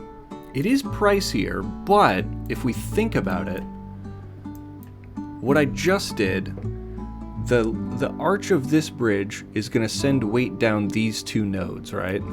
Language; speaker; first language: English; native; English